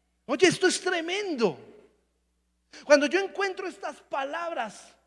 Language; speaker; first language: Spanish; native; Spanish